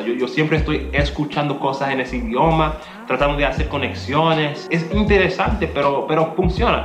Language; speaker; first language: Spanish; non-native, fluent; English